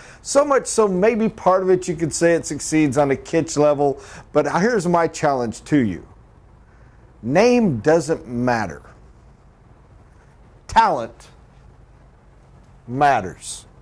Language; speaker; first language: English; native; English